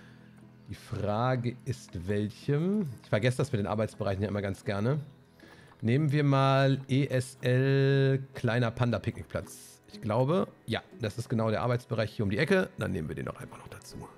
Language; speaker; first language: German; native; German